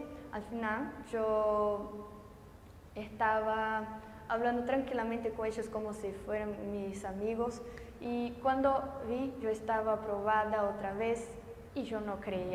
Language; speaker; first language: Spanish; non-native, fluent; Portuguese